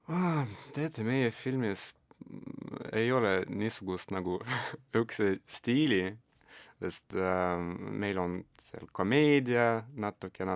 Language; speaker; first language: Estonian; non-native, local second language; Russian